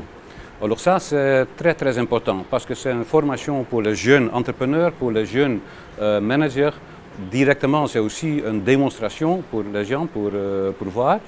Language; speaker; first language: French; non-native, learner; Dutch